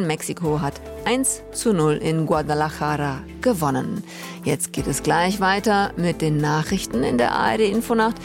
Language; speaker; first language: German; native; German